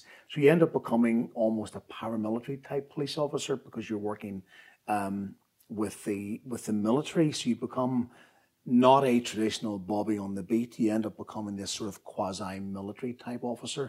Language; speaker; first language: English; native; English